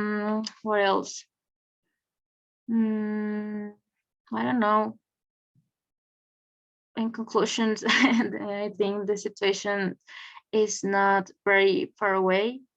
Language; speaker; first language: English; non-native, learner; Spanish